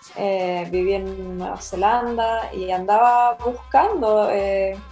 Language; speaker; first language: Spanish; native; Spanish